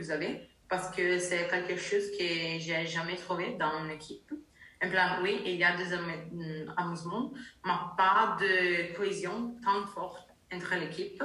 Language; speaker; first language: French; non-native, learner; Italian